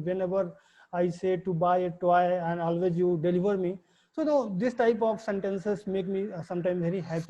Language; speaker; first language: English; non-native, learner; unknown